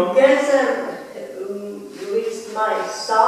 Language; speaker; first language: English; non-native, learner; Latvian